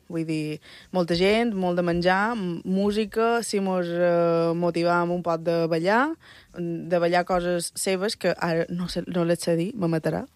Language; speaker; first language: Catalan; early bilingual, other home language; Spanish